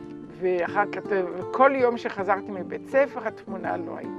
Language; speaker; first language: Hebrew; non-native, fluent; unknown